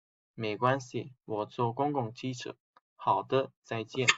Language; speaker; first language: Chinese; non-native, fluent; Uzbek